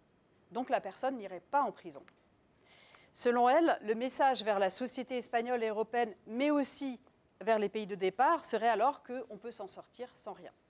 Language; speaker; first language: French; native; French